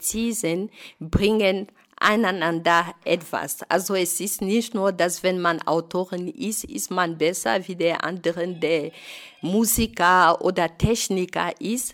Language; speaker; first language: German; non-native, fluent; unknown